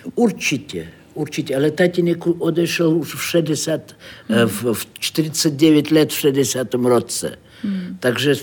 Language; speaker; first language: Czech; non-native, fluent; Russian